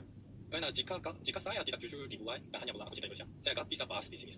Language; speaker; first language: Indonesian; non-native, learner; Korean